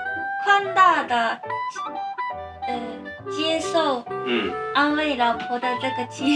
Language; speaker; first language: Chinese; non-native, learner; Japanese